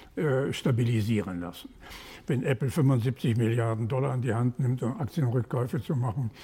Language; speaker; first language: German; native; German